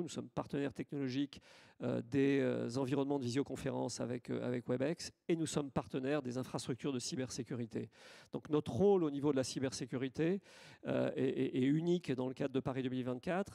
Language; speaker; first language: French; native; French